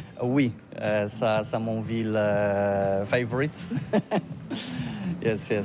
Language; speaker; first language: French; non-native, learner; Polish